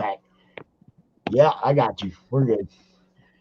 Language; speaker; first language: English; native; English